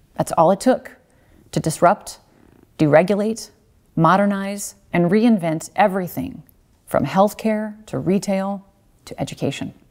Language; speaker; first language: English; native; English